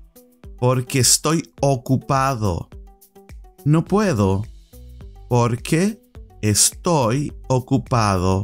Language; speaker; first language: Spanish; non-native, fluent; English